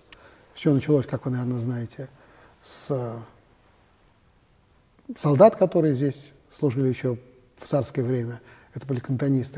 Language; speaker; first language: Russian; native; Russian